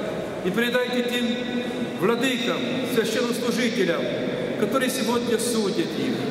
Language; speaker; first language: Russian; non-native, local second language; Ukrainian